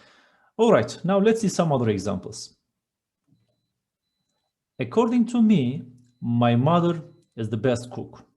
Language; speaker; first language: English; non-native, fluent; Turkish